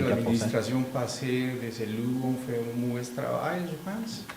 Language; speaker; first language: French; non-native, fluent; Spanish